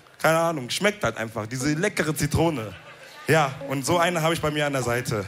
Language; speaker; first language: German; early bilingual, other home language; Wolof